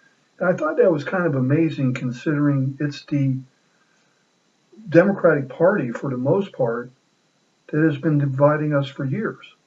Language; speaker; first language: English; native; English